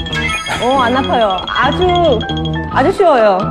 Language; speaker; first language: Korean; non-native, fluent; Chinese